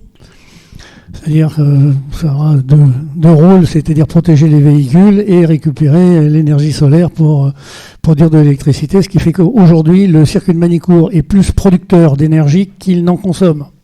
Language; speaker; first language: French; native; French